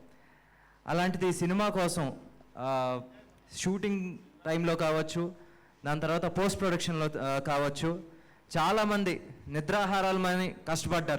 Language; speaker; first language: Telugu; native; Telugu